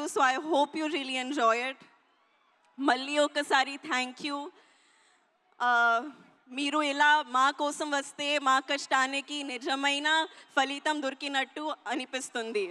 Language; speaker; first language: Telugu; non-native, learner; Hindi